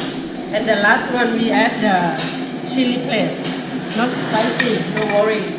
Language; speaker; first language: English; non-native, learner; Thai